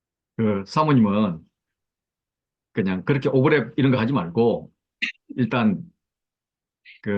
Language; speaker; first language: Korean; native; Korean